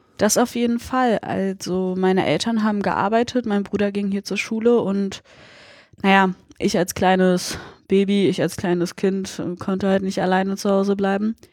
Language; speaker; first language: German; early bilingual, other home language; Polish